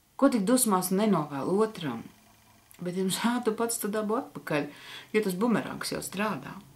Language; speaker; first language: Latvian; native; Latvian